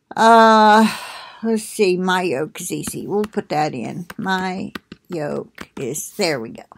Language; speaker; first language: English; native; English